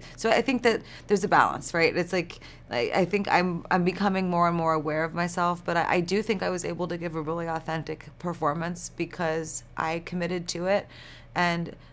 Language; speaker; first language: English; native; English